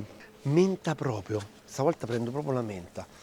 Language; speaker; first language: Italian; native; Italian